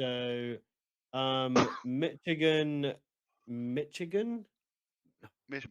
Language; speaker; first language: English; native; English